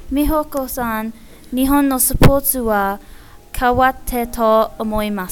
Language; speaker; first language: Japanese; non-native, learner; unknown